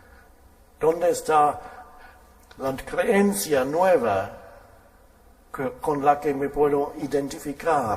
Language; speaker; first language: Spanish; non-native, fluent; German